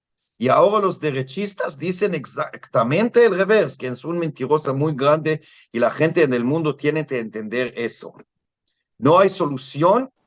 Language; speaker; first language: Spanish; non-native, fluent; Hebrew